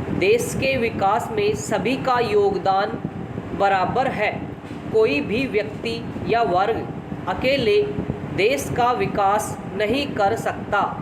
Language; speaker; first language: Hindi; native; Hindi